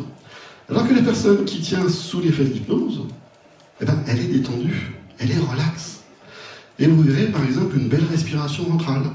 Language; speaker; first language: French; native; French